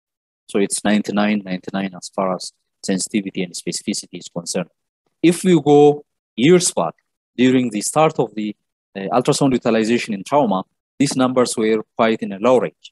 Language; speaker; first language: English; non-native, local second language; Amharic